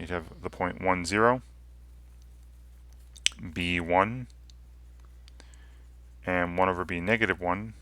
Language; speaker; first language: English; native; English